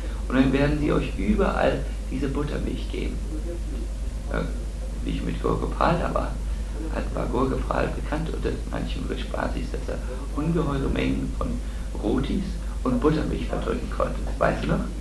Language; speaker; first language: German; native; German